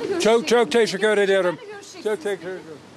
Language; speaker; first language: Turkish; non-native, learner; English